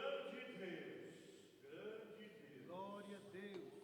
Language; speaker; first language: Portuguese; native; Portuguese